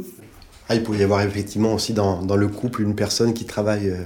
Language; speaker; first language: French; native; French